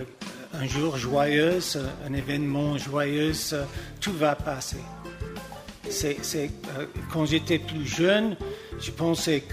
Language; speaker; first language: French; non-native, learner; English